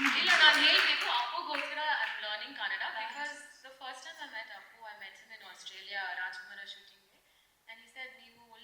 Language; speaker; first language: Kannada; non-native, local second language; Tamil